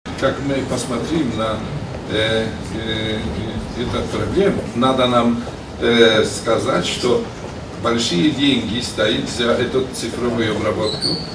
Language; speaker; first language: Russian; non-native, learner; Polish